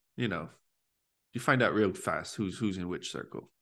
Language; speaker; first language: English; early bilingual, other home language; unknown